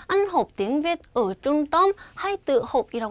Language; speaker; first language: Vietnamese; non-native, fluent; Korean